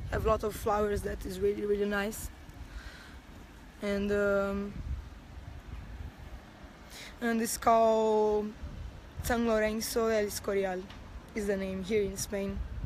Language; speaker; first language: English; non-native, learner; Portuguese